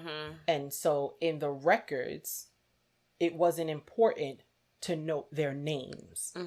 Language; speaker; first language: English; native; English